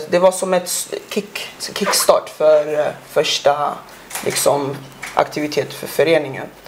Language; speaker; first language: Swedish; early bilingual, other home language; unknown